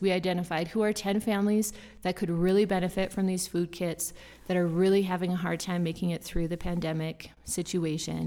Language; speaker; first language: English; native; English